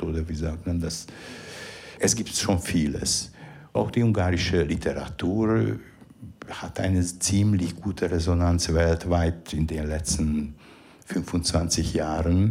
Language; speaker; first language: German; non-native, fluent; Hungarian